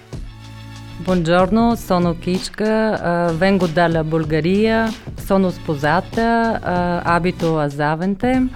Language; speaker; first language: Italian; non-native, learner; Bulgarian